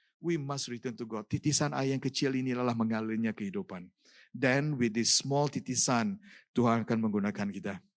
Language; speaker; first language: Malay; non-native, local second language; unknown